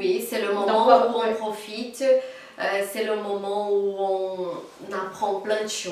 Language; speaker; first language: French; non-native, fluent; Portuguese